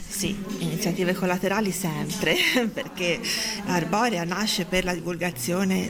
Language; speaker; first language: Italian; native; Italian